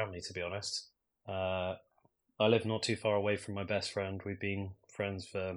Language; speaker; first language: English; native; English